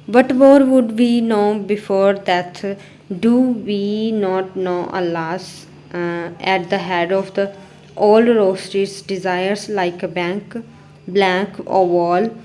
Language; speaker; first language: English; non-native, local second language; Punjabi